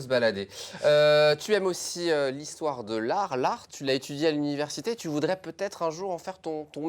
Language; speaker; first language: French; native; French